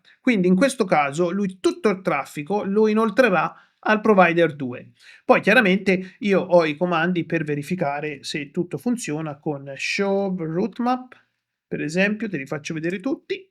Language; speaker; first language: Italian; native; Italian